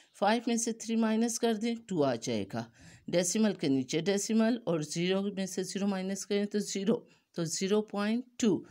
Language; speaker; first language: Urdu; native; Urdu